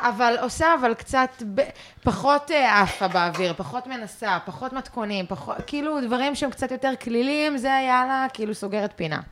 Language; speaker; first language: Hebrew; early bilingual, other home language; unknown